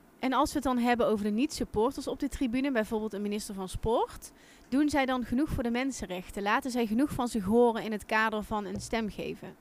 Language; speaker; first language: Dutch; native; Dutch